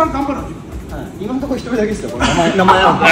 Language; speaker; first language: Japanese; native; Japanese